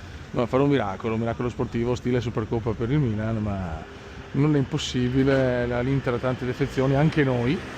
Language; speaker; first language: Italian; native; Italian